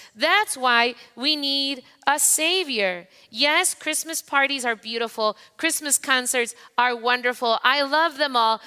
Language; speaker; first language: English; non-native, fluent; Spanish